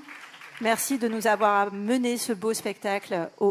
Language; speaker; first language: French; native; French